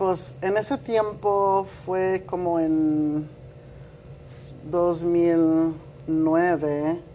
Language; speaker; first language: Spanish; early bilingual, heritage; Spanish